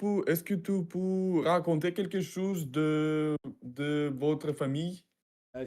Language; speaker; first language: French; non-native, learner; Russian